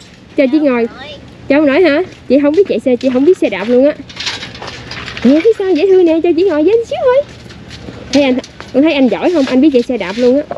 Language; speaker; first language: Vietnamese; native; Vietnamese